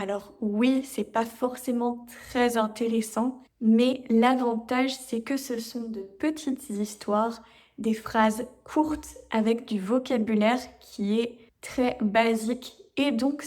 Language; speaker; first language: French; native; French